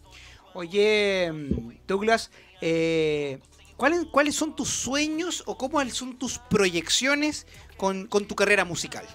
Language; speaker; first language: Spanish; native; Spanish